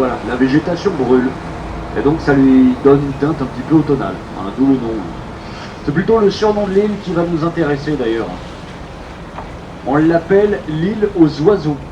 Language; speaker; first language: French; native; French